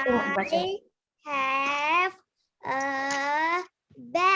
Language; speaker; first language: English; non-native, learner; Malay